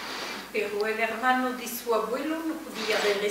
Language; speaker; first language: Spanish; early bilingual, heritage; French